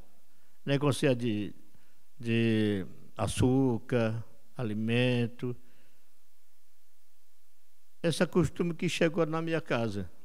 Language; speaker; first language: Portuguese; non-native, local second language; Yanomámi